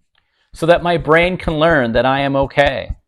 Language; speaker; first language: English; native; English